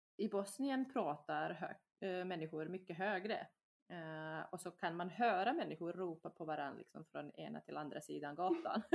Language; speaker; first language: Swedish; early bilingual, other home language; Bosnian